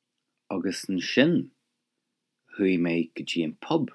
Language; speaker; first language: Irish; non-native, learner; English